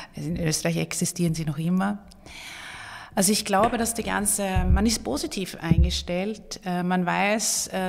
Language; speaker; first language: German; non-native, fluent; Swedish